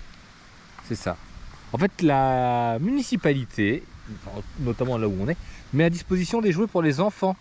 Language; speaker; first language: French; native; French